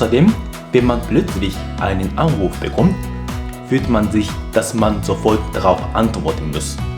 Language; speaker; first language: German; non-native, fluent; Japanese